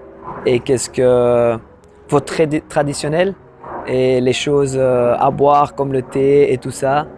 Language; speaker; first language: French; non-native, local second language; Dutch